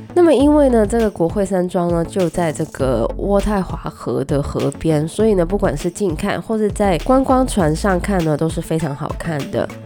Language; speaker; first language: Chinese; native; Chinese